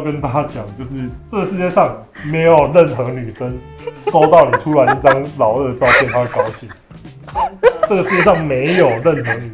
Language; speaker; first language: Chinese; native; Chinese